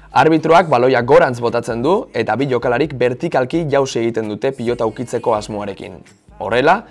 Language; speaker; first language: Basque; native; Basque